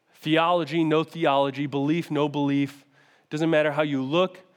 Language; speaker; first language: English; native; English